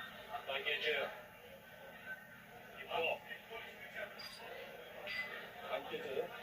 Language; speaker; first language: Korean; non-native, learner; Turkish